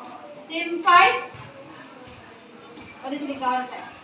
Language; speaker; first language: English; non-native, learner; Indonesian